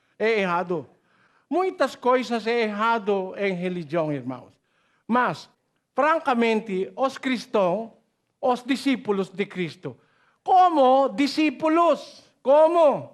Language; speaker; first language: Portuguese; non-native, learner; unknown